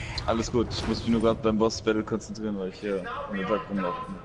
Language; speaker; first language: German; native; German